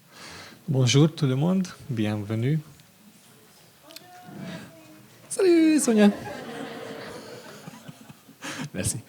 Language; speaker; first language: French; non-native, fluent; English